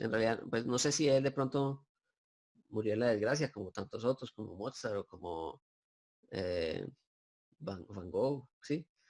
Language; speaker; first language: Spanish; native; Spanish